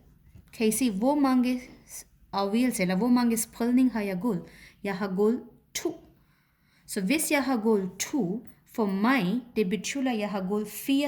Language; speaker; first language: Danish; non-native, fluent; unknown